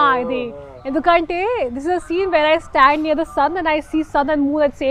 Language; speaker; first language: Telugu; non-native, local second language; Hindi